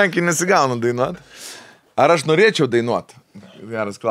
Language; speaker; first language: Lithuanian; native; Lithuanian